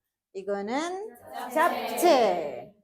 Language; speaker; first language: Korean; non-native, fluent; Indonesian